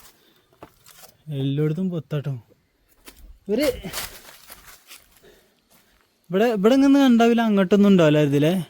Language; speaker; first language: Malayalam; native; Malayalam